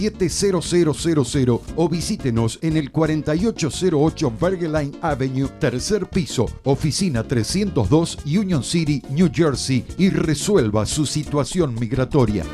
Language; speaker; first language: Spanish; native; Spanish